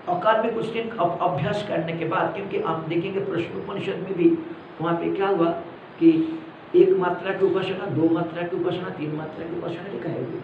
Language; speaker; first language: Hindi; non-native, local second language; Malayalam